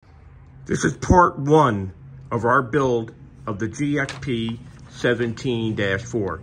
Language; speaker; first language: English; native; English